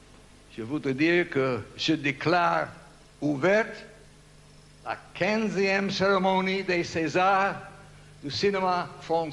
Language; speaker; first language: French; non-native, learner; English